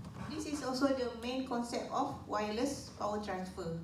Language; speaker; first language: English; non-native, local second language; Malay